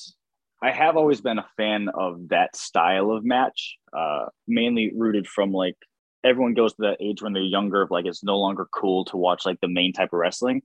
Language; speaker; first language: English; native; English